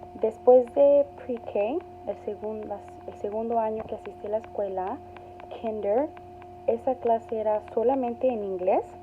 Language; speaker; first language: Spanish; early bilingual, heritage; Spanish